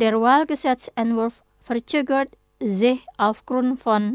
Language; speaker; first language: German; non-native, fluent; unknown